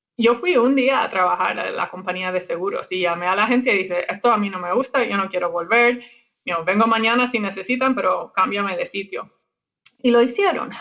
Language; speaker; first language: Spanish; non-native, fluent; English